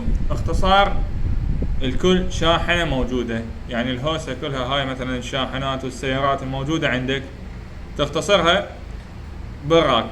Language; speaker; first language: Arabic; native; Arabic